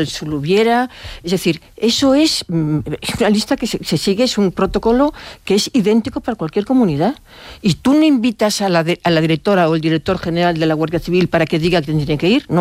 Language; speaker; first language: Spanish; native; Spanish